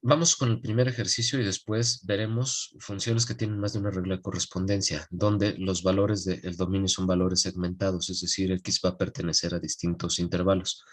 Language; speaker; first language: Spanish; native; Spanish